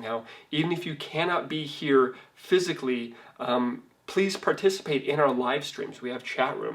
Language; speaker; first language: English; native; English